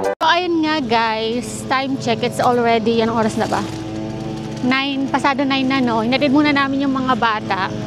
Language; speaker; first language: Filipino; native; Filipino